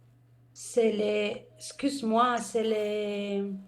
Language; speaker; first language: French; non-native, learner; Spanish